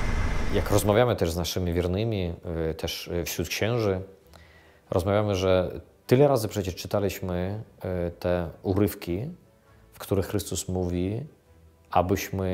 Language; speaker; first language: Polish; non-native, fluent; Ukrainian